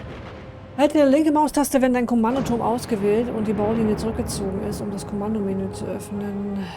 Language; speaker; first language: German; native; German